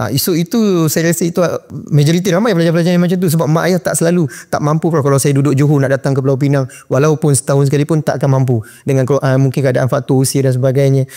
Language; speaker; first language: Malay; native; Malay